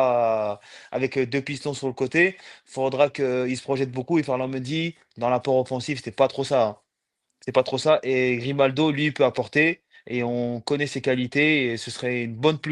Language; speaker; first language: French; native; French